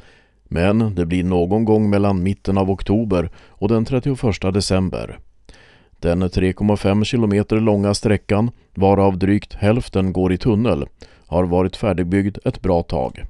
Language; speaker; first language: Swedish; native; Swedish